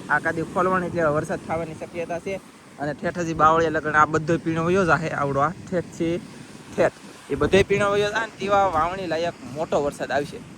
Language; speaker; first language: Gujarati; native; Gujarati